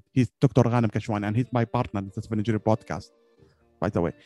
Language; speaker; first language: English; non-native, learner; Arabic